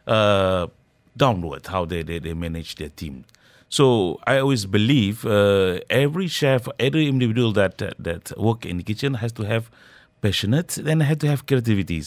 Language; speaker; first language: English; non-native, local second language; Malay